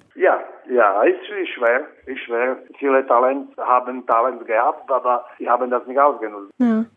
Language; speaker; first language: German; non-native, fluent; Slovak